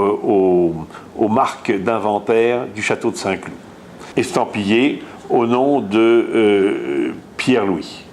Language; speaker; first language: French; native; French